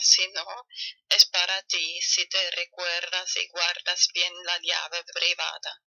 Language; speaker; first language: Spanish; non-native, fluent; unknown